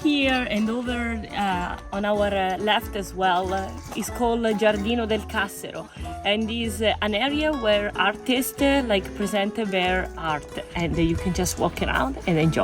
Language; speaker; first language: English; non-native, fluent; Italian